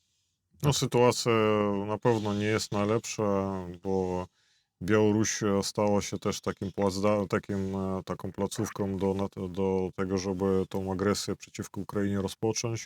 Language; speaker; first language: Polish; non-native, fluent; Belarusian